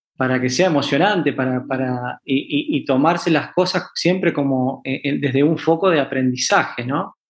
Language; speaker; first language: Spanish; native; Spanish